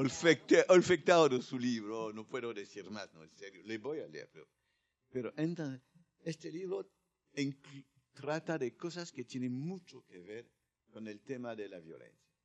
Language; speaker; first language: Spanish; non-native, learner; French